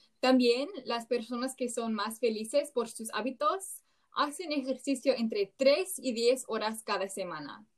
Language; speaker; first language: Spanish; non-native, learner; English